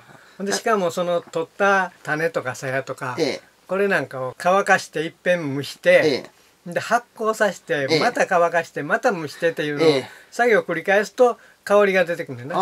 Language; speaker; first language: Japanese; native; Japanese